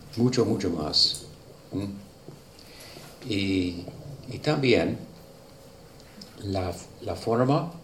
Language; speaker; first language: Spanish; non-native, learner; English